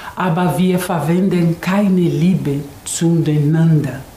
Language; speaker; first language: German; non-native, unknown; Portuguese